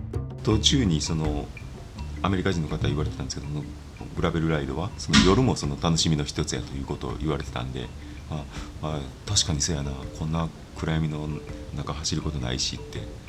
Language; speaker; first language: Japanese; native; Japanese